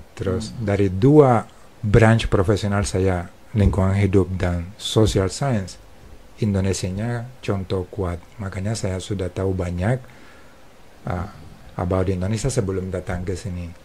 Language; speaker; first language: Indonesian; non-native, fluent; Spanish